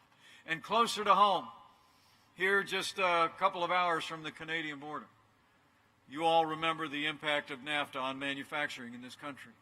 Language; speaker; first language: English; native; English